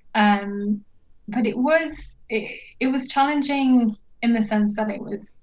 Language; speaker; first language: English; non-native, fluent; Norwegian